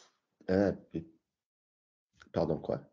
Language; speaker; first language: French; non-native, learner; English